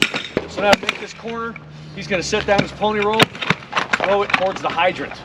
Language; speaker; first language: English; native; English